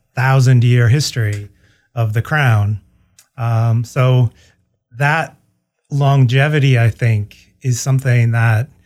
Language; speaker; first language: English; native; English